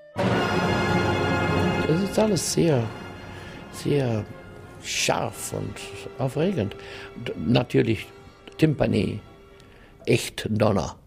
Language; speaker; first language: German; non-native, fluent; English